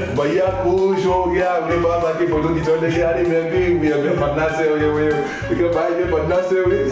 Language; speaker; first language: Hindi; non-native, fluent; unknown